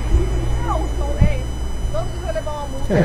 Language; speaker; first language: Portuguese; native; Portuguese